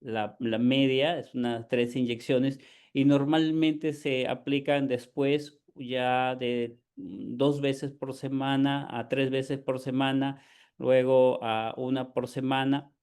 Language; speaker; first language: Spanish; native; Spanish